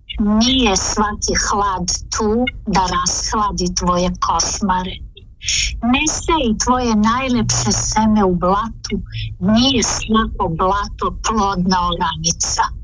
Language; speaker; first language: Serbian; native; Serbian